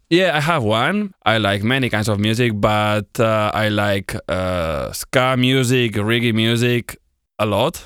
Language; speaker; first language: English; non-native, fluent; Spanish